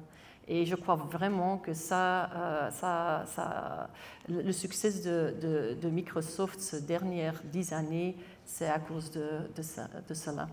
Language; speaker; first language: French; non-native, local second language; Dutch